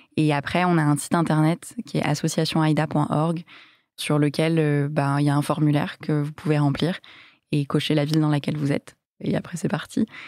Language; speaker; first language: French; native; French